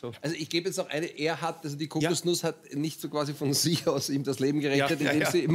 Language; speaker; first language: German; native; German